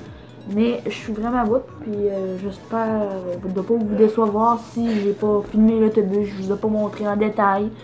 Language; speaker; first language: French; native; French